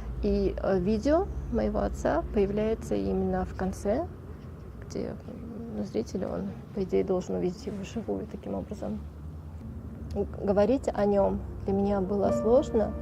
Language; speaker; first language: Russian; non-native, local second language; Tajik